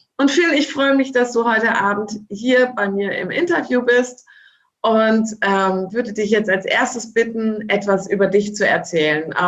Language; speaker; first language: German; native; German